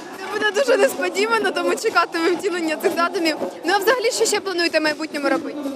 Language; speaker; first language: Ukrainian; native; Ukrainian